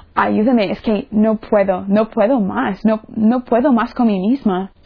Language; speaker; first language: Spanish; non-native, fluent; English